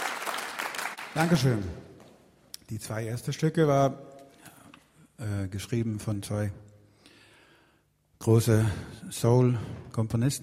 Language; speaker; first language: German; non-native, learner; Swedish